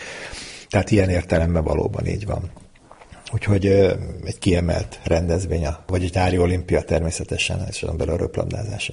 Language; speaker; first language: Hungarian; native; Hungarian